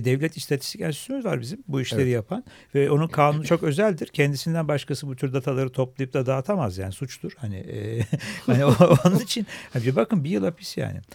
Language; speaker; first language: Turkish; native; Turkish